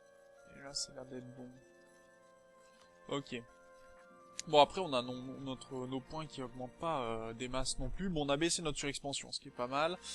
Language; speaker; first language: French; native; French